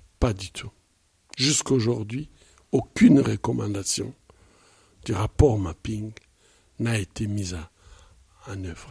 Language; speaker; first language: French; non-native, local second language; Swahili